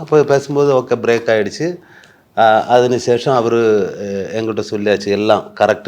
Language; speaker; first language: Tamil; non-native, learner; Malayalam